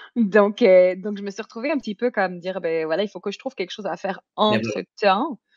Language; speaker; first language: French; native; French